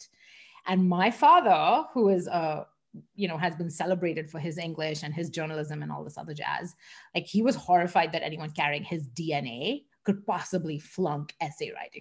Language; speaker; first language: English; non-native, local second language; Hindi